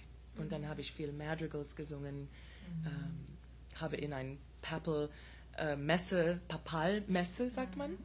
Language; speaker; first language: German; non-native, fluent; English